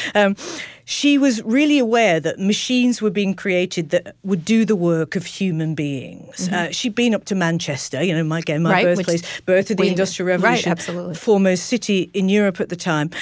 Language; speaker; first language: English; native; English